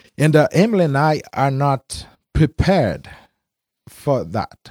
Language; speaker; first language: English; non-native, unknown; Spanish